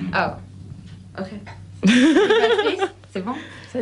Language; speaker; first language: French; non-native, learner; English